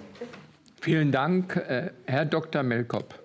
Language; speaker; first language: German; native; German